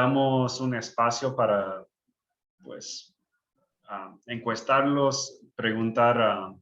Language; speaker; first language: Spanish; early bilingual, heritage; English